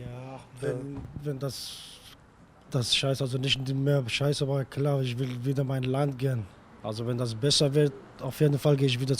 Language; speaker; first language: German; non-native, fluent; Kurdish